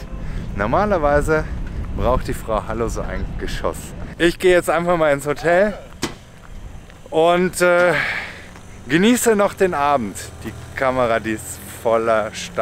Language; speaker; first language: German; native; German